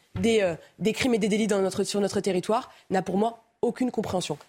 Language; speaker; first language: French; native; French